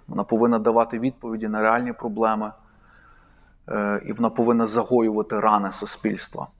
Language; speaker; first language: Ukrainian; native; Ukrainian